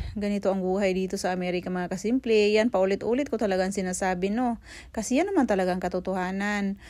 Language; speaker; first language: Filipino; non-native, local second language; Cebuano